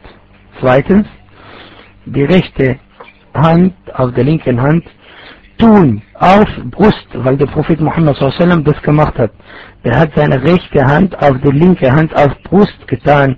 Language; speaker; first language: German; non-native, fluent; Arabic